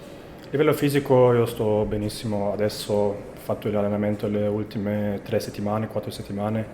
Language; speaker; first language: Italian; non-native, fluent; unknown